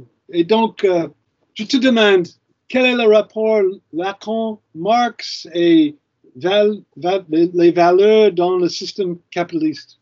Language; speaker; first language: French; non-native, fluent; English